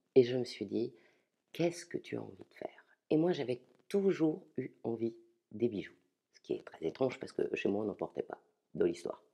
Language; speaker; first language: French; native; French